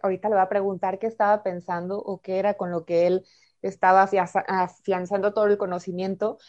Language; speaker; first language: Spanish; native; Spanish